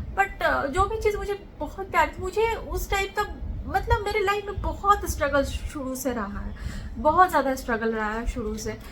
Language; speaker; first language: Hindi; native; Hindi